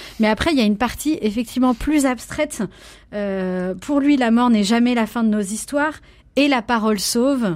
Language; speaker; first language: French; native; French